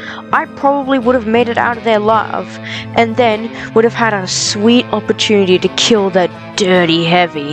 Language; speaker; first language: English; native; English